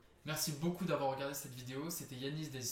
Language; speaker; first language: French; native; French